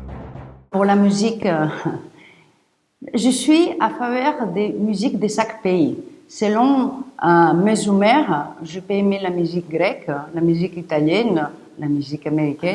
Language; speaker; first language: French; non-native, fluent; Greek